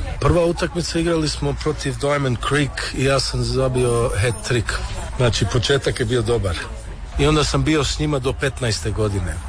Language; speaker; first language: Serbian; early bilingual, heritage; Croatian